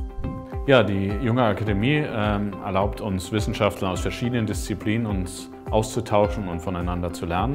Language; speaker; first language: German; native; German